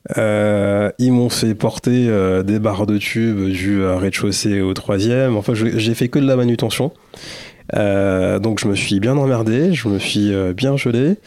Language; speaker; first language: French; early bilingual, other home language; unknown